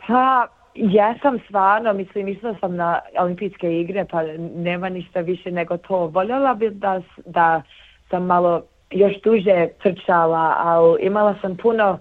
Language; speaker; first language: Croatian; early bilingual, heritage; Bosnian